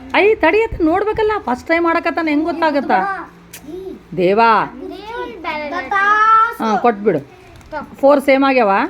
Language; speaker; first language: Kannada; native; Kannada